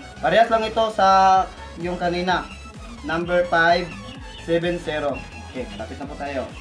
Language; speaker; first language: Filipino; non-native, local second language; Cebuano